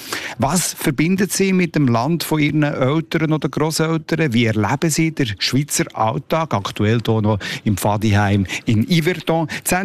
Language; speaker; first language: German; native; German